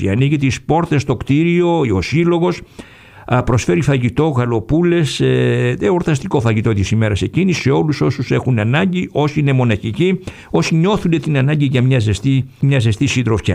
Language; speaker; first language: Greek; native; Greek